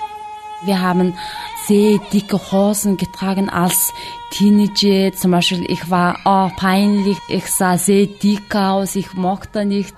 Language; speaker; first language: German; non-native, learner; Mongolian